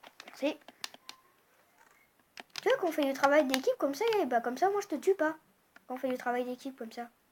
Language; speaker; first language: French; native; French